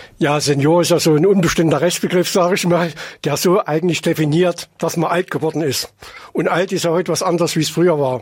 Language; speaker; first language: German; native; German